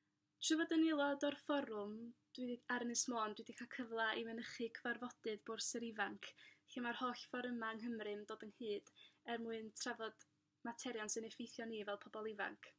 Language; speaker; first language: Welsh; native; Welsh